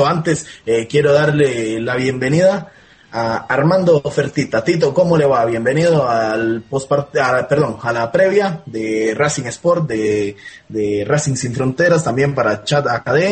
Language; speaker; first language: Spanish; native; Spanish